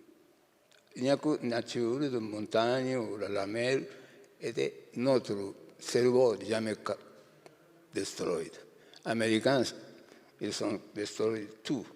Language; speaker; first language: French; non-native, learner; Japanese